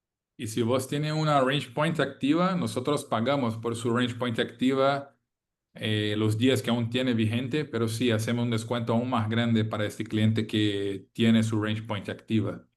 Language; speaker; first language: Spanish; non-native, fluent; Portuguese